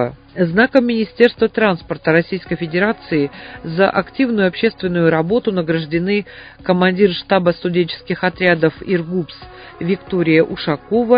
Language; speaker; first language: Russian; native; Russian